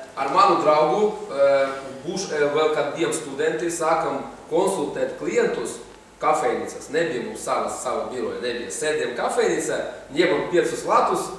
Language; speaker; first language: Latvian; non-native, local second language; Russian